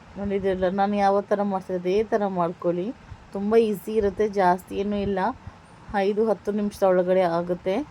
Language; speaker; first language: Kannada; non-native, local second language; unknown